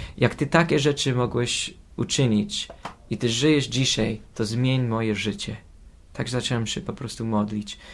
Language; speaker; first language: Polish; early bilingual, heritage; Polish